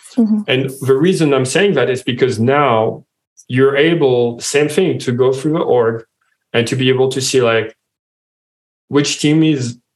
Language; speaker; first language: English; non-native, fluent; French